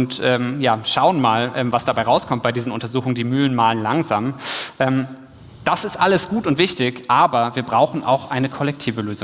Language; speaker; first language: German; native; German